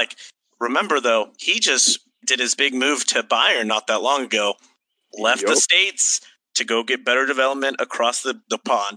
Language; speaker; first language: English; native; English